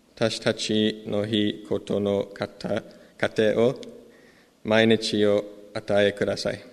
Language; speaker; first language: Japanese; non-native, learner; English